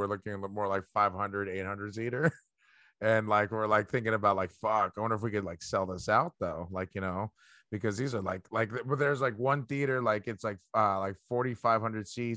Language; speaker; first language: English; early bilingual, other home language; Spanish